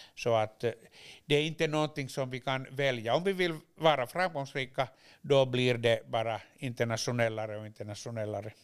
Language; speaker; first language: Swedish; non-native, local second language; Finnish